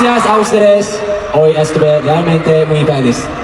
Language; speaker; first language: Spanish; non-native, learner; Korean